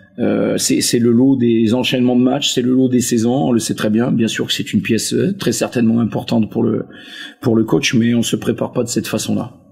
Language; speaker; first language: French; native; French